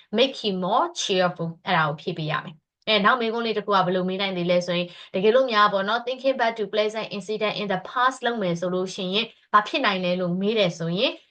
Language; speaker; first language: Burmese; native; Burmese